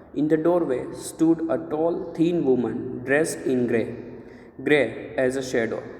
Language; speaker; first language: English; non-native, local second language; Gujarati